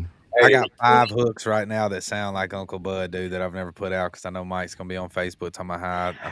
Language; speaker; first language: English; native; English